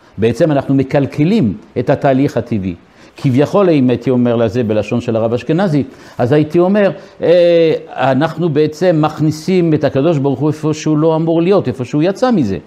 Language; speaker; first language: Hebrew; non-native, fluent; French